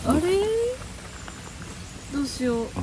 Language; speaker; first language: Japanese; native; Japanese